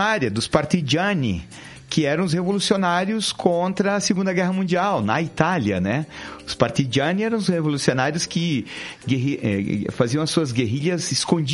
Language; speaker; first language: Portuguese; native; Portuguese